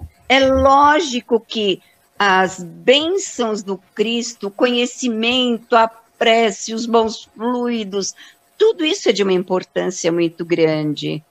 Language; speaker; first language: Portuguese; native; Portuguese